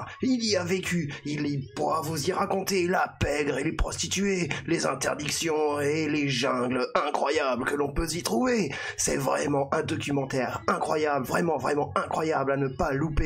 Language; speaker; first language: French; native; French